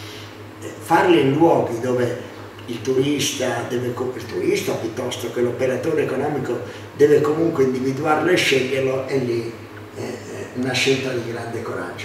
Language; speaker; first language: Italian; native; Italian